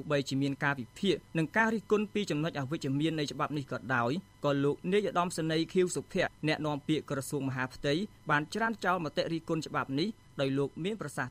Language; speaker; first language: Khmer; native; Khmer